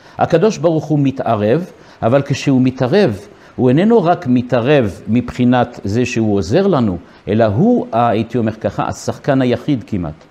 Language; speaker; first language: Hebrew; non-native, fluent; French